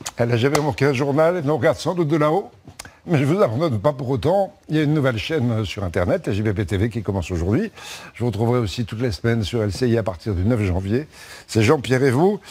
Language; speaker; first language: French; native; French